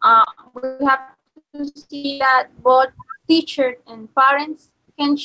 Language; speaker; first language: English; non-native, learner; Spanish